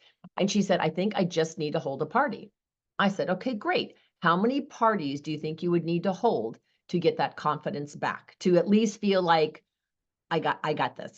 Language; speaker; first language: English; native; English